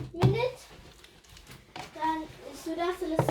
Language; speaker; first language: Indonesian; early bilingual, heritage; Indonesian